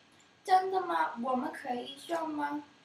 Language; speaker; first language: Chinese; non-native, learner; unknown